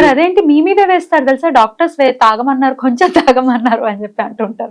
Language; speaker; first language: Telugu; native; Telugu